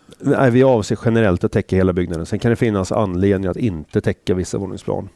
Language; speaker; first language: Swedish; native; Swedish